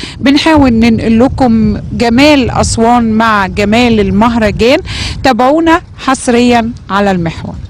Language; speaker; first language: Egyptian Arabic; native; Egyptian Arabic